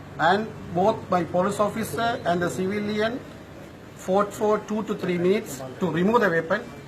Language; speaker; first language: English; non-native, local second language; Tamil